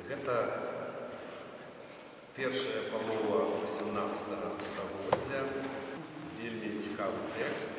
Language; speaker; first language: Belarusian; non-native, local second language; Russian